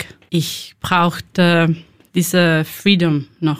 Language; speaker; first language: German; non-native, learner; Spanish